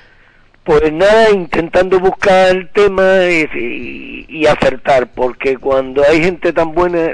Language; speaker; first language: Spanish; native; Spanish